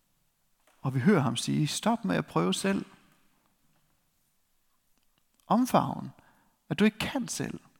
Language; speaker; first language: Danish; native; Danish